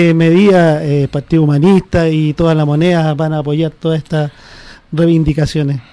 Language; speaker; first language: Spanish; native; Spanish